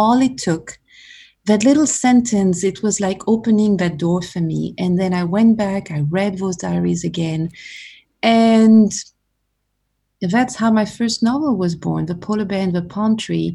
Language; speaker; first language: English; non-native, fluent; French